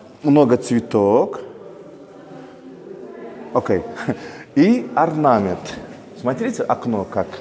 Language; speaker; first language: Russian; non-native, local second language; Azerbaijani